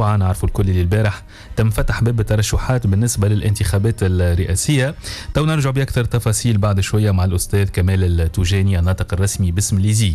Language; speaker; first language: Arabic; native; Arabic